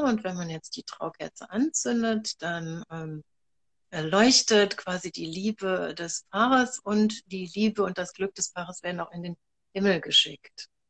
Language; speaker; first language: German; native; German